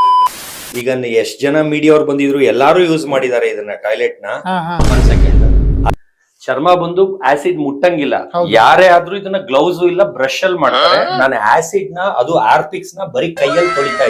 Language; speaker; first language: Kannada; native; Kannada